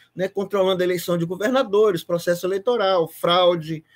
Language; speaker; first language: Portuguese; native; Portuguese